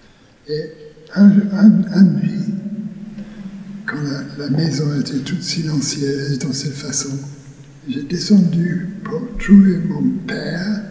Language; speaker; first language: French; non-native, learner; English